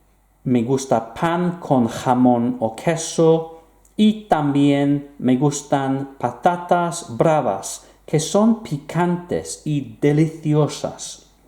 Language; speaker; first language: Spanish; non-native, fluent; English